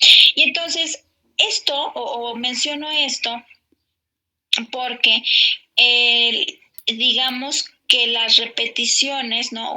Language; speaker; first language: Spanish; native; Spanish